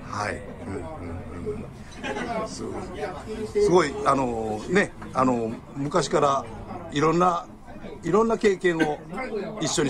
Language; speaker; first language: Japanese; native; Japanese